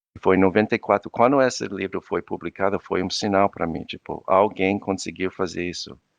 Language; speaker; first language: Portuguese; non-native, fluent; English